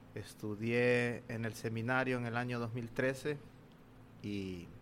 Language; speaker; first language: Spanish; native; Spanish